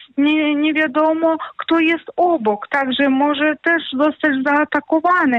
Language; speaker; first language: Polish; non-native, fluent; Ukrainian